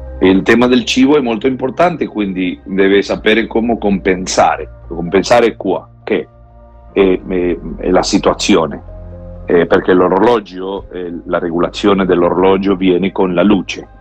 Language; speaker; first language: Italian; non-native, learner; Spanish